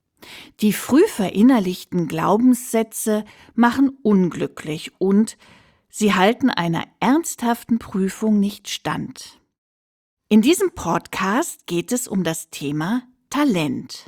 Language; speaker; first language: German; native; German